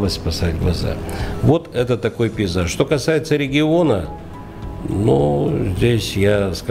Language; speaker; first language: Russian; native; Russian